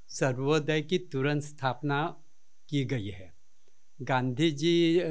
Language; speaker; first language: Hindi; non-native, local second language; Marathi